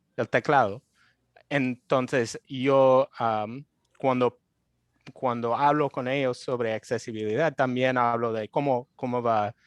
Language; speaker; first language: Spanish; non-native, fluent; English